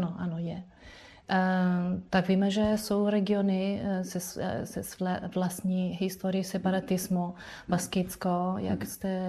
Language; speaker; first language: Czech; non-native, fluent; Spanish